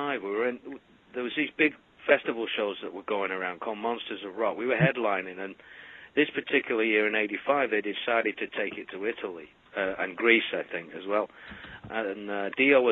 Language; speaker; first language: English; native; English